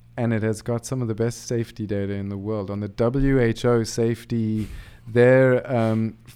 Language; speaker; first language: English; native; English